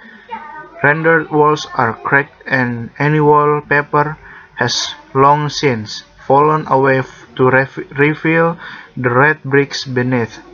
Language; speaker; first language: English; non-native, learner; Indonesian